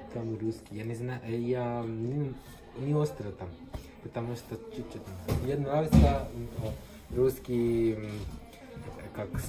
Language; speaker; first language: Russian; non-native, learner; Hindi